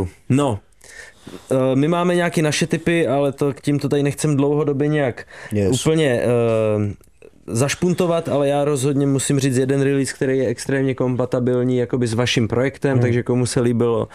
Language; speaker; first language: Czech; native; Czech